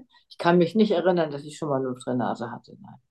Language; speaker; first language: German; native; German